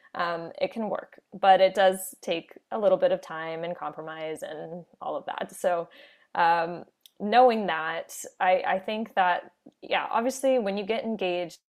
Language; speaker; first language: English; native; English